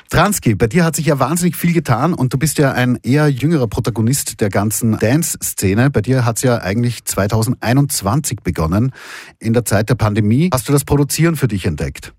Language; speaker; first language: German; native; German